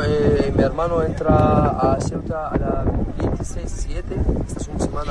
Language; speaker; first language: Spanish; non-native, learner; Arabic